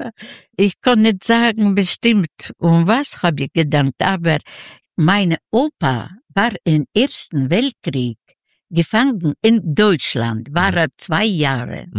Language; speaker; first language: German; non-native, learner; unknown